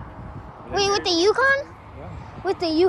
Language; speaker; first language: English; native; English